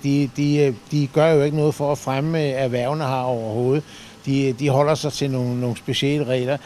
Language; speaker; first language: Danish; native; Danish